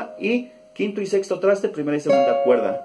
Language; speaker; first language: Spanish; native; Spanish